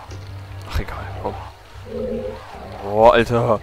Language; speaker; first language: German; native; German